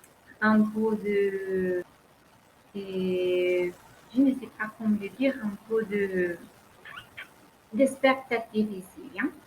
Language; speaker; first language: French; non-native, learner; Spanish